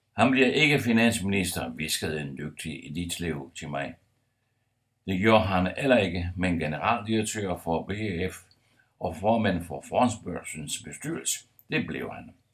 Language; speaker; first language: Danish; non-native, fluent; Italian